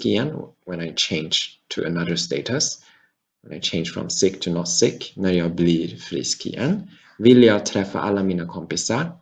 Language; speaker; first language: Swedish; non-native, fluent; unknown